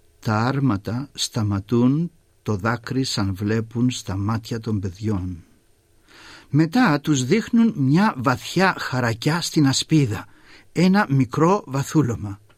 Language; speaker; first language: Greek; native; Greek